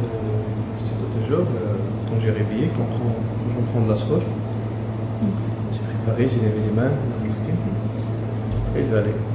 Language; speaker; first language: French; non-native, learner; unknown